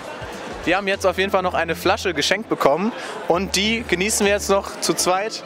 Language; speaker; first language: German; native; German